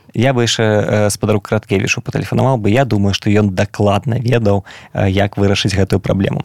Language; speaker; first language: Belarusian; non-native, local second language; Russian